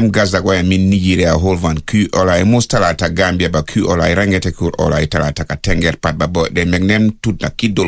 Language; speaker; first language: Hungarian; non-native, learner; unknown